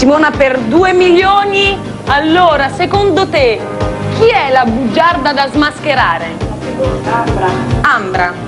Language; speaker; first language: Italian; native; Italian